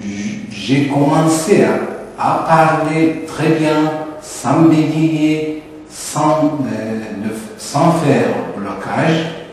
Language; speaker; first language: French; non-native, fluent; Turkish